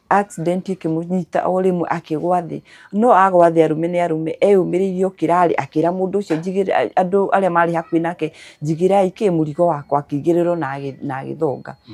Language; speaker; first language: Kikuyu; native; Kikuyu